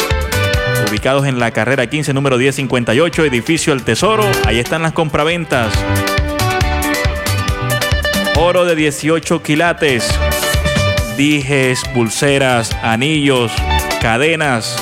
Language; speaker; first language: Spanish; native; Spanish